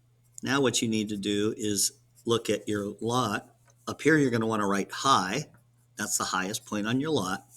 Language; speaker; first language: English; native; English